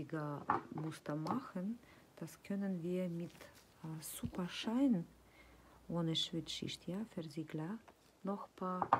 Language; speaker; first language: German; non-native, fluent; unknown